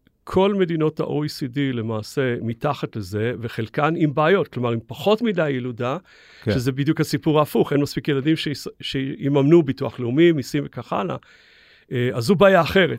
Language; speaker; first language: Hebrew; native; Hebrew